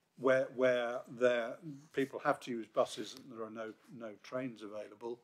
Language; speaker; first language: English; native; English